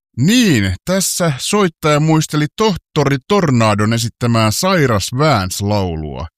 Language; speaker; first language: Finnish; native; Finnish